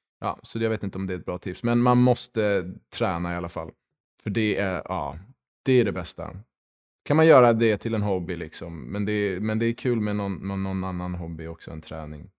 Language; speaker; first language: Swedish; early bilingual, heritage; Swedish